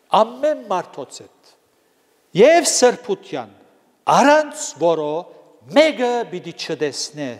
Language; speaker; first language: Armenian; native; Armenian